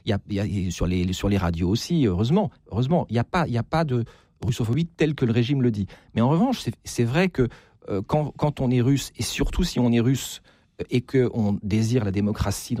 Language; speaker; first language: French; native; French